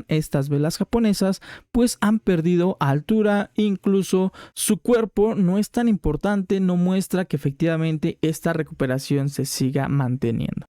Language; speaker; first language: Spanish; native; Spanish